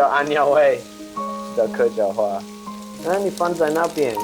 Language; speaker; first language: Chinese; non-native, learner; English